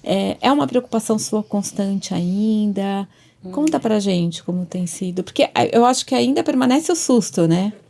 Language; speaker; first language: Portuguese; native; Portuguese